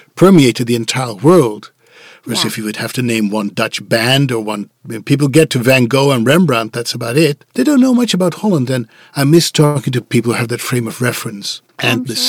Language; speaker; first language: English; non-native, fluent; Dutch